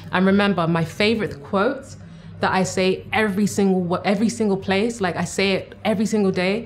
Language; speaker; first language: English; native; English